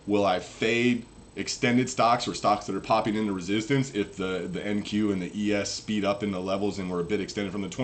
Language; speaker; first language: English; native; English